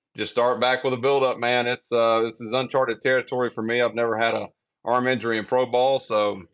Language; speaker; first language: English; native; English